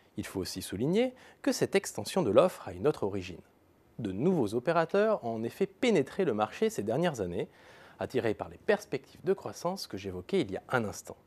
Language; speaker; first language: French; native; French